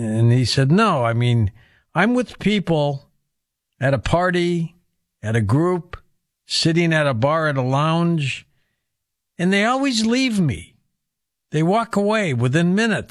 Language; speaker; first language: English; native; English